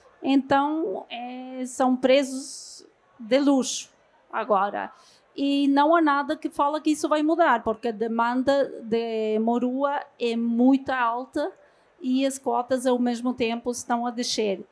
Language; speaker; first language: Portuguese; non-native, fluent; Norwegian